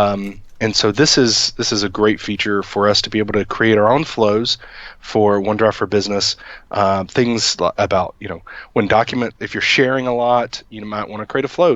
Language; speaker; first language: English; native; English